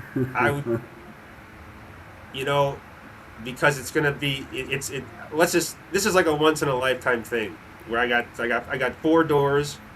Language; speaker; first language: English; native; English